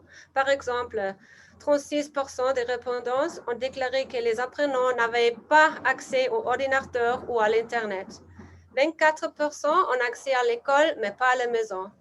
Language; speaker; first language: French; non-native, learner; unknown